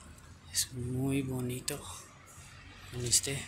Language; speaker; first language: Spanish; non-native, learner; Urdu